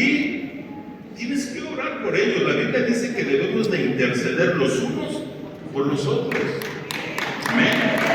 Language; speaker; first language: Spanish; native; Spanish